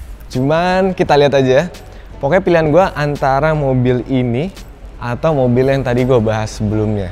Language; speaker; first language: Indonesian; native; Indonesian